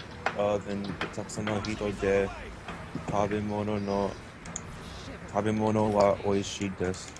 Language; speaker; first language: Japanese; non-native, learner; English